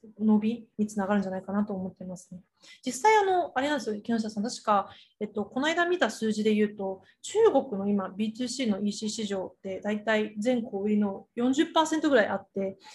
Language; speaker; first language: Japanese; early bilingual, other home language; Chinese